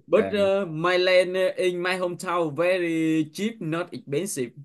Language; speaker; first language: English; non-native, learner; Vietnamese